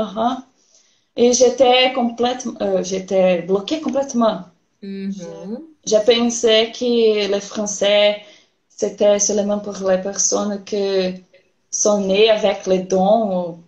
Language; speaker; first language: French; non-native, learner; Portuguese